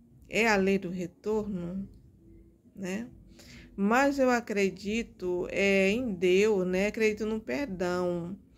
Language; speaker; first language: Portuguese; native; Portuguese